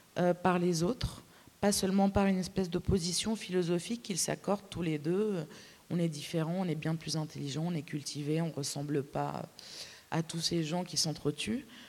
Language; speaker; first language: French; native; French